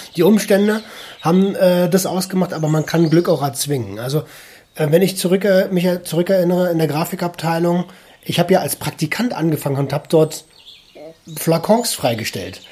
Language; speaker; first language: German; native; German